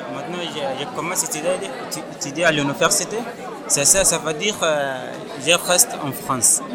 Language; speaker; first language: French; non-native, learner; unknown